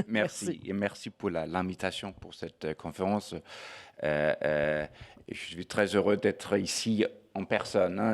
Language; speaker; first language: French; non-native, fluent; Danish